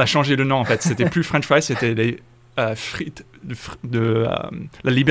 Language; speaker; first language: French; non-native, fluent; English